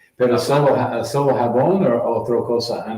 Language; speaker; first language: Spanish; non-native, learner; English